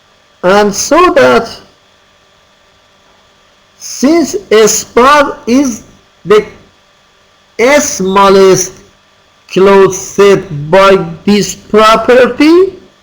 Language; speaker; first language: English; non-native, fluent; Persian